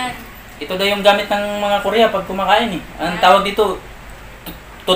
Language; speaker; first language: Filipino; non-native, local second language; Cebuano